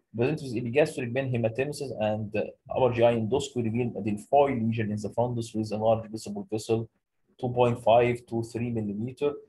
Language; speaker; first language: English; non-native, local second language; Arabic